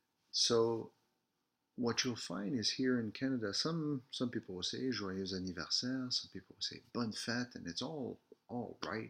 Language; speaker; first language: English; early bilingual, other home language; French